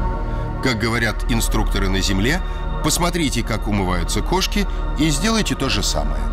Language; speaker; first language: Russian; native; Russian